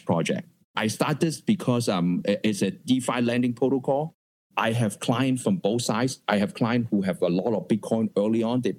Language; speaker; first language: English; non-native, local second language; Cantonese